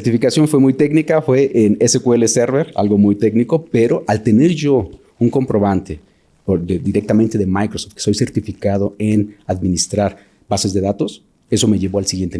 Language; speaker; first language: Spanish; native; Spanish